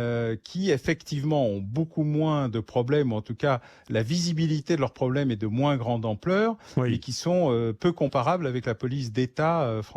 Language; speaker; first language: French; native; French